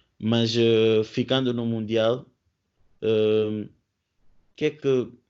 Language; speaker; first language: Portuguese; native; Portuguese